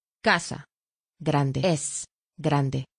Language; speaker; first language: Spanish; non-native, learner; Vietnamese